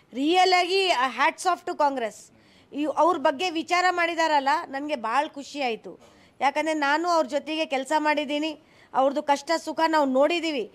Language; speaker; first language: Kannada; non-native, local second language; Hindi